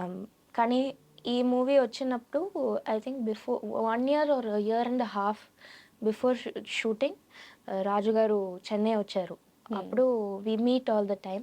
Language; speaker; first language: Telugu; non-native, learner; Tamil